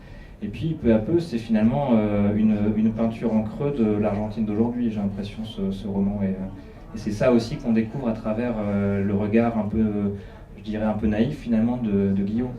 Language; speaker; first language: French; native; French